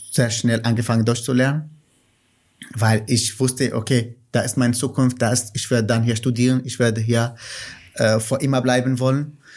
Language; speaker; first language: German; non-native, fluent; Kurdish